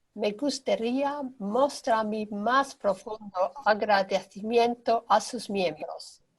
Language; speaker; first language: Spanish; non-native, learner; English